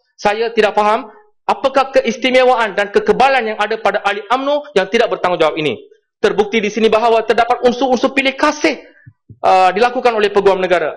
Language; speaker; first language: Malay; non-native, local second language; Tamil